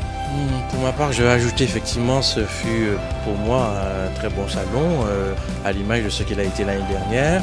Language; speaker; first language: French; native; French